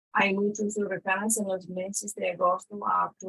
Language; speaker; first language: Spanish; non-native, fluent; English